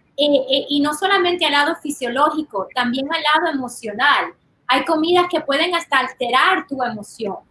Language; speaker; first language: Spanish; early bilingual, heritage; Spanish